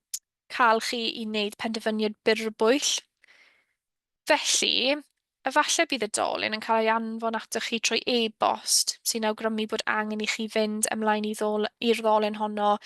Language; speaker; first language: Welsh; native; Welsh